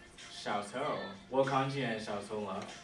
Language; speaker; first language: Chinese; non-native, learner; English